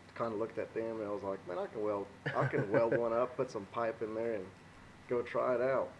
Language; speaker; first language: English; native; English